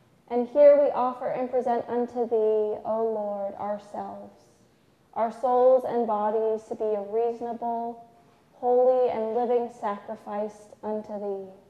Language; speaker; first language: English; native; English